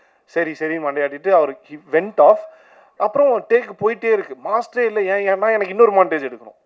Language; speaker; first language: Tamil; native; Tamil